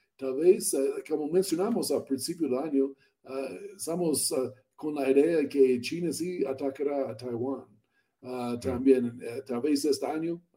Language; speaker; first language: Spanish; non-native, learner; English